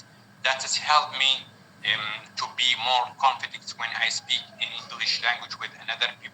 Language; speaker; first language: English; non-native, learner; Arabic